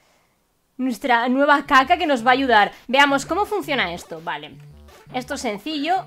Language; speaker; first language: Spanish; native; Spanish